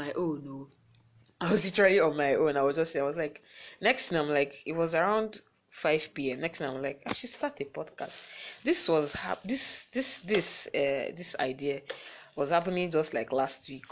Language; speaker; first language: English; non-native, local second language; Igbo